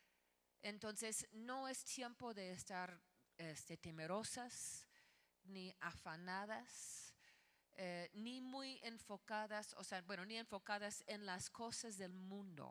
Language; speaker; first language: Spanish; non-native, fluent; English